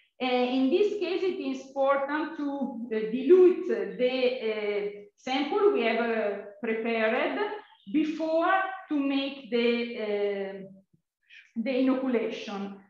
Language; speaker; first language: English; non-native, fluent; Italian